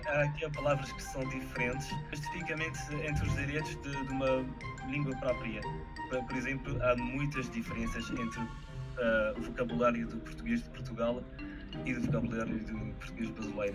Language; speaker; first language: Portuguese; early bilingual, heritage; French